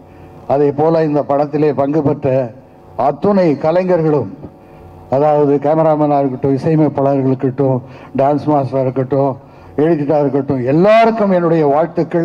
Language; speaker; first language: Tamil; native; Tamil